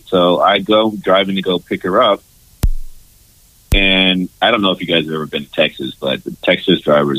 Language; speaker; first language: English; native; English